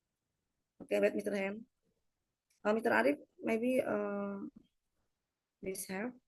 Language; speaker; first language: English; non-native, learner; Indonesian